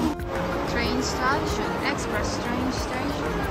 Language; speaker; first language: English; non-native, local second language; Filipino